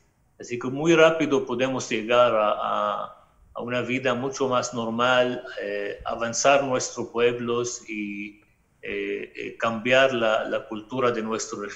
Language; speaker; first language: Spanish; non-native, fluent; Arabic